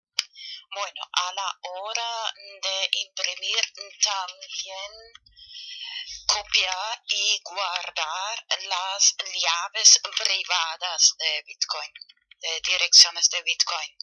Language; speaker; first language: Spanish; non-native, fluent; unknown